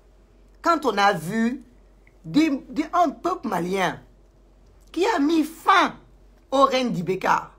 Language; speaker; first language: French; non-native, local second language; Wolof